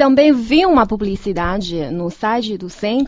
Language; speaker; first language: Portuguese; non-native, fluent; Chinese